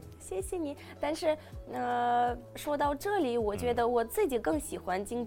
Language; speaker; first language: Chinese; non-native, fluent; Russian